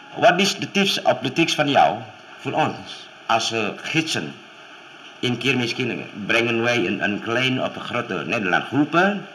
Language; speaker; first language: Dutch; non-native, learner; Indonesian